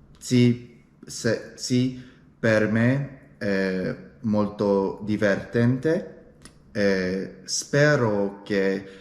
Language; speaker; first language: Italian; non-native, learner; English